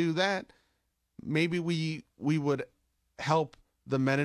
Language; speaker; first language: English; native; English